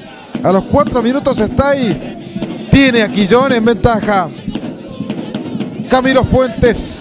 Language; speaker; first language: Spanish; native; Spanish